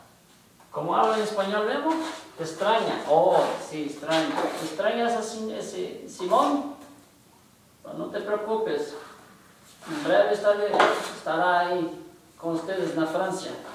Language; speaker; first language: Spanish; non-native, fluent; Portuguese